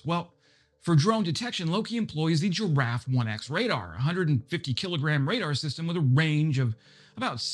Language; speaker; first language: English; native; English